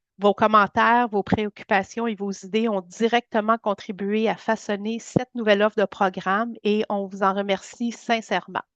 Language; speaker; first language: French; native; French